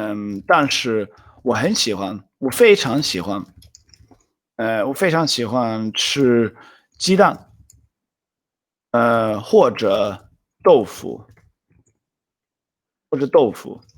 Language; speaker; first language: Chinese; non-native, fluent; Swedish